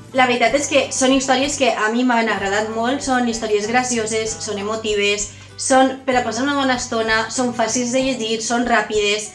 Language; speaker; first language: Catalan; native; Catalan